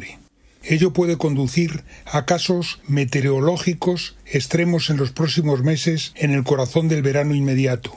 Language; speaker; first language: Spanish; native; Spanish